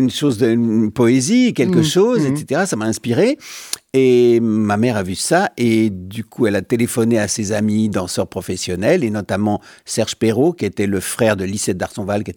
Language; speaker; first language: French; native; French